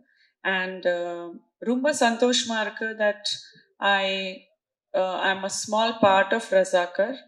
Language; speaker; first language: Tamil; non-native, local second language; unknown